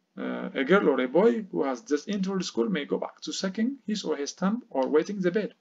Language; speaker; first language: English; non-native, local second language; Amharic